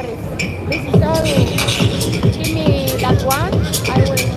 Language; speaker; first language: English; non-native, fluent; Spanish